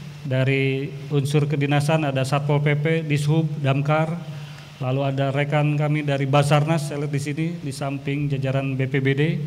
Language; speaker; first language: Indonesian; native; Indonesian